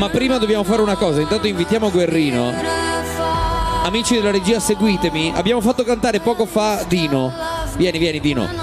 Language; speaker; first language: Italian; native; Italian